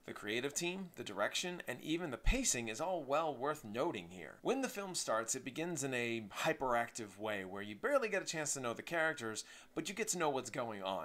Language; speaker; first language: English; native; English